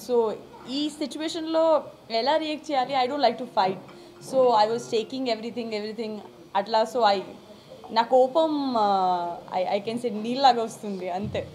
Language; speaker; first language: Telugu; non-native, learner; Gujarati